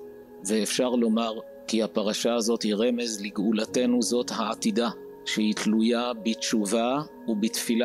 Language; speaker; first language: Hebrew; native; Hebrew